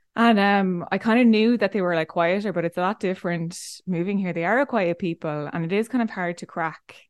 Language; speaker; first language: English; native; English